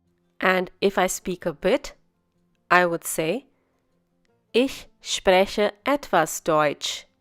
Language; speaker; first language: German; non-native, fluent; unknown